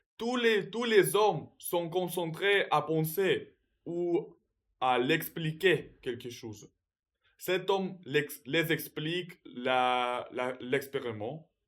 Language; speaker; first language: French; non-native, learner; Russian